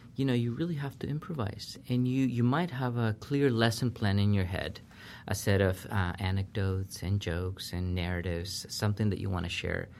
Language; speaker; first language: English; non-native, fluent; Spanish